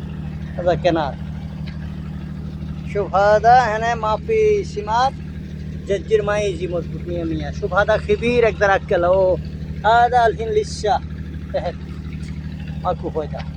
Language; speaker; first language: Arabic; non-native, learner; Bangla